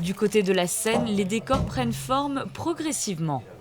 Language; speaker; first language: French; native; French